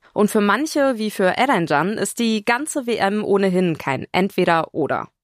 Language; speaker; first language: German; early bilingual, other home language; Turkish